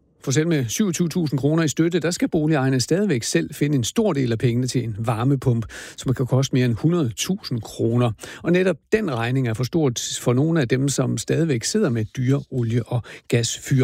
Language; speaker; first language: Danish; native; Danish